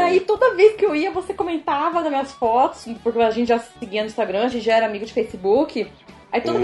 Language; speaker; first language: Portuguese; native; Portuguese